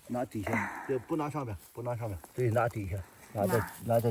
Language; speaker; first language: Chinese; native; Chinese